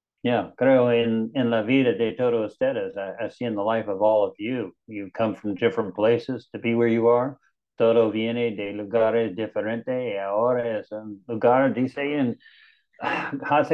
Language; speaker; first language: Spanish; non-native, learner; English